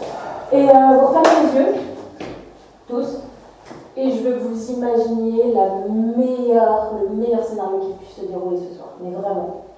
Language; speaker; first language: French; native; French